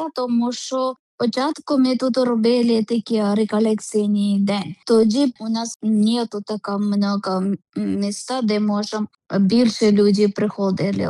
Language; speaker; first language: Ukrainian; non-native, learner; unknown